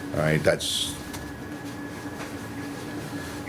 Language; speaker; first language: English; native; English